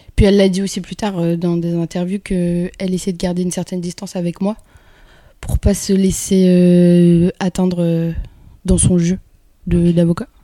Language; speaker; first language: French; early bilingual, other home language; Kabyle